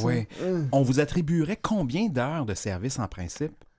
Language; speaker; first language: French; native; French